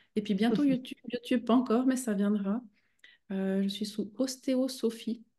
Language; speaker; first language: French; native; French